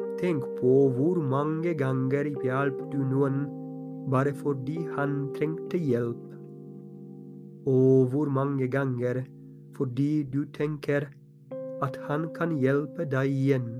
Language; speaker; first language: Norwegian; non-native, fluent; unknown